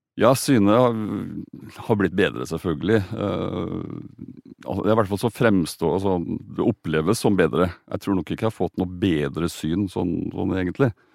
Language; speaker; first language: Norwegian; native; Norwegian